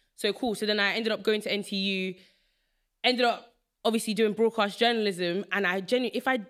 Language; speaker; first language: English; early bilingual, other home language; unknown